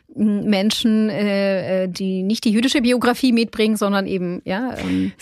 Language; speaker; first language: German; non-native, fluent; Ukrainian